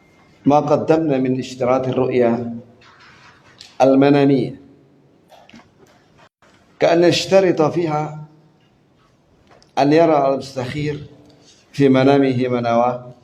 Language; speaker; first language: Arabic; non-native, fluent; Indonesian